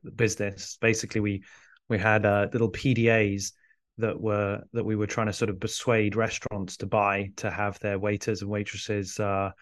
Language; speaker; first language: English; early bilingual, other home language; Arabic